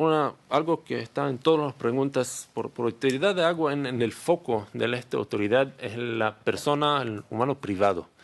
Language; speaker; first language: Spanish; non-native, learner; Hebrew